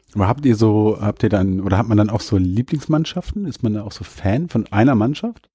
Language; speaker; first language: German; native; German